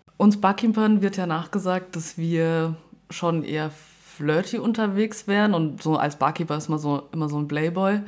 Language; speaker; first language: German; native; German